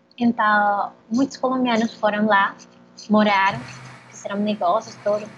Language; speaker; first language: Portuguese; non-native, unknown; Spanish